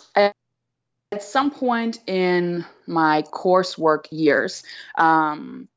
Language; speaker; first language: English; non-native, fluent; German